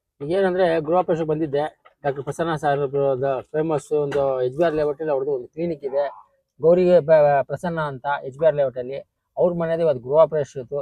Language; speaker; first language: Kannada; non-native, local second language; Urdu